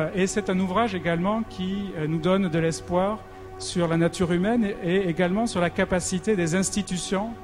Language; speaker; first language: French; native; French